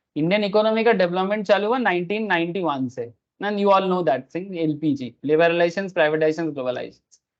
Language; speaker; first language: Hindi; non-native, local second language; Bangla